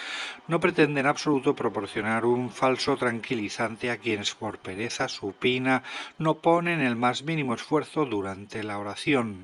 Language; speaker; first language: Spanish; native; Spanish